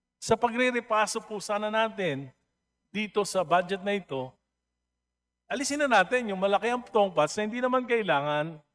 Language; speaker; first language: Filipino; native; Filipino